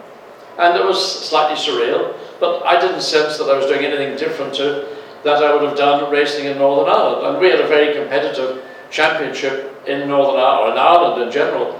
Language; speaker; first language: English; native; English